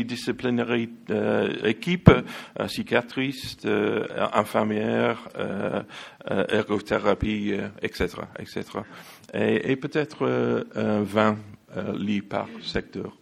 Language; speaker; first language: French; non-native, learner; English